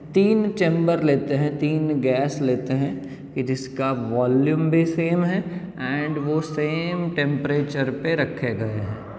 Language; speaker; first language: Hindi; non-native, local second language; Gujarati